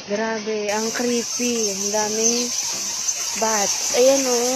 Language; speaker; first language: Filipino; non-native, local second language; Cebuano